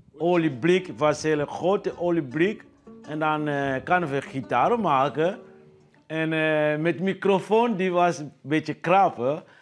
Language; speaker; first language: Dutch; non-native, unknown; Lingala